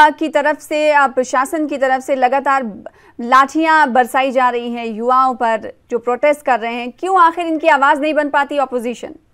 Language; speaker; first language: Hindi; native; Hindi